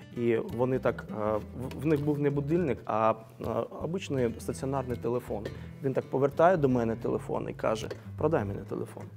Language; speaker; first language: Ukrainian; non-native, local second language; Russian